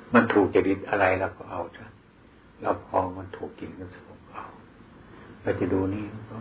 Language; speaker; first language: Thai; non-native, local second language; Northeastern Thai